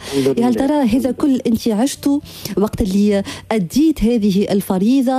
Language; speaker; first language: Arabic; native; Arabic